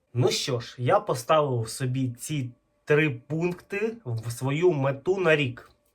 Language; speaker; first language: Ukrainian; non-native, local second language; Russian